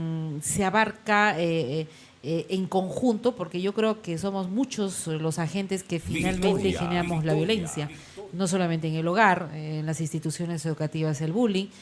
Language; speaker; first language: Spanish; native; Spanish